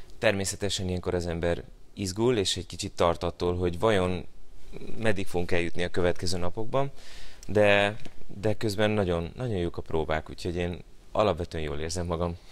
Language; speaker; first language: Hungarian; early bilingual, other home language; Spanish